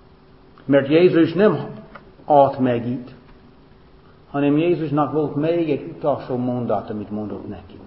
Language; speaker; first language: Hungarian; non-native, fluent; English